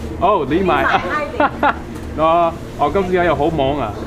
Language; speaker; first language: Chinese; non-native, learner; English